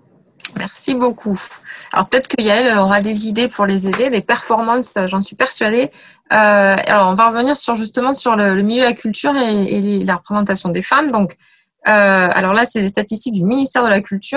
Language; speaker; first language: French; native; French